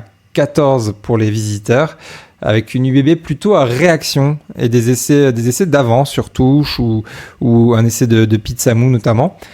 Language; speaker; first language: French; native; French